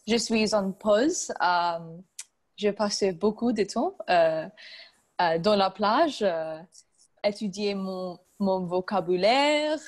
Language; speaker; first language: French; non-native, learner; English